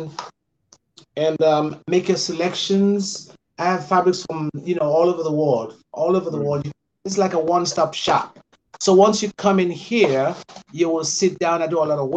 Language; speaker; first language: English; non-native, local second language; Krio